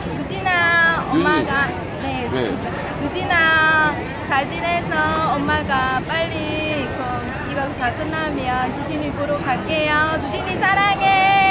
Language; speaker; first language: Korean; non-native, learner; Vietnamese